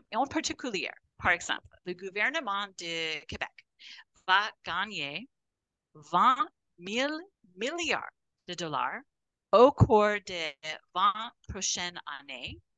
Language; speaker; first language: French; non-native, fluent; English